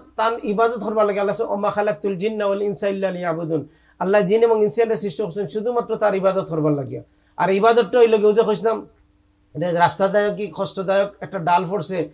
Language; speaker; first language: Bangla; native; Bangla